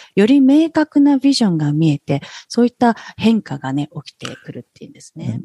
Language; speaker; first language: Japanese; native; Japanese